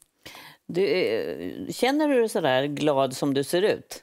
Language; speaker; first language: Swedish; native; Swedish